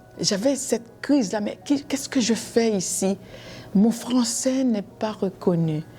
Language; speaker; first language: French; non-native, local second language; Haitian Creole